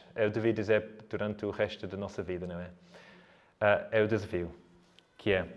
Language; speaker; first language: Portuguese; non-native, fluent; English